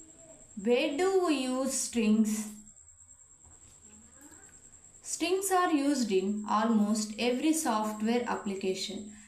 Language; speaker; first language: English; non-native, local second language; Telugu